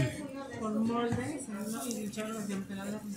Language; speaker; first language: Spanish; native; Spanish